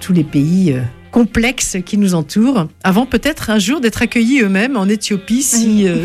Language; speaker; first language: French; native; French